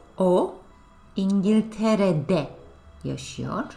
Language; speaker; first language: Turkish; non-native, fluent; English